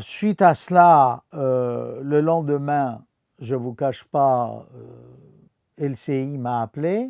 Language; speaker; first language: French; non-native, fluent; Arabic